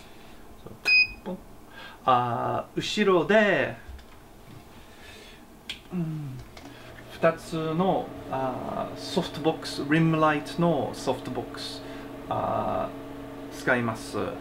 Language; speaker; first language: Japanese; non-native, learner; English